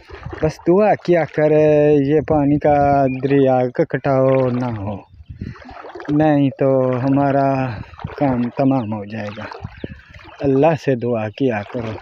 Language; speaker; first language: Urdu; non-native, local second language; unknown